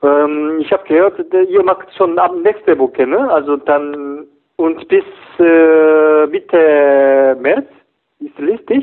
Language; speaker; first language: German; non-native, learner; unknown